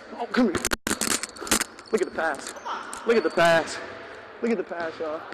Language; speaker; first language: English; native; English